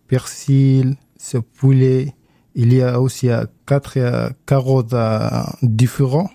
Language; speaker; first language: French; non-native, learner; Arabic